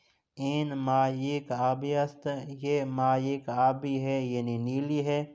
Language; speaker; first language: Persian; non-native, fluent; Urdu